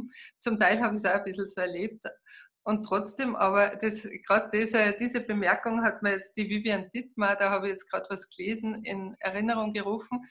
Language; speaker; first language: German; native; German